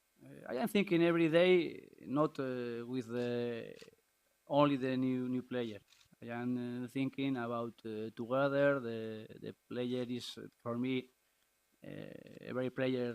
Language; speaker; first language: English; non-native, learner; Spanish